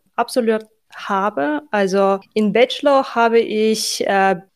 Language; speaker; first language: German; non-native, fluent; Russian